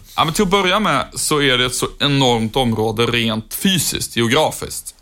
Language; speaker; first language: Swedish; native; Swedish